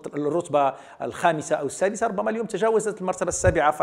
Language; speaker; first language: Arabic; native; Arabic